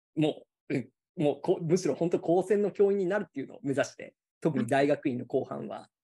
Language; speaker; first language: Japanese; native; Japanese